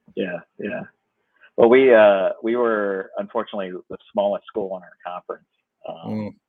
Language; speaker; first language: English; native; English